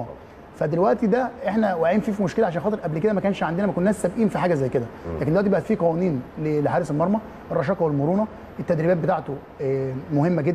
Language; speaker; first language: Arabic; native; Arabic